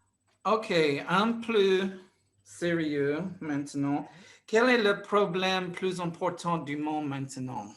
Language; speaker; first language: French; non-native, fluent; English